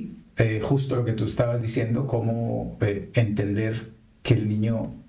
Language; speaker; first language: Spanish; native; Spanish